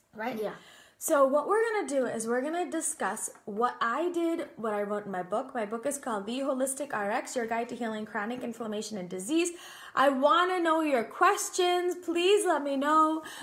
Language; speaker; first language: English; native; English